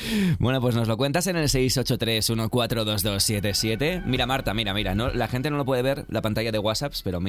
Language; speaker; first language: Spanish; native; Spanish